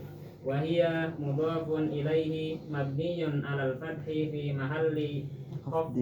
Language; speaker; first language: Arabic; non-native, learner; Indonesian